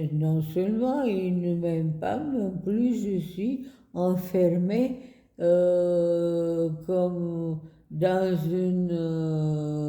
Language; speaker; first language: French; non-native, fluent; Bulgarian